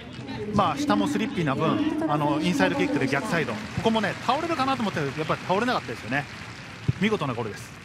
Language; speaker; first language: Japanese; native; Japanese